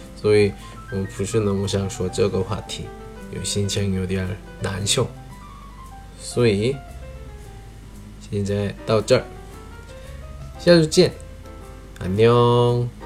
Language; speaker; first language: Chinese; non-native, fluent; Korean